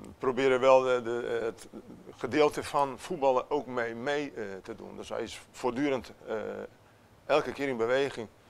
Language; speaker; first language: Dutch; non-native, fluent; Italian